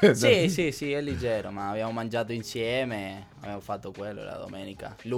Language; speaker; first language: Italian; non-native, learner; Spanish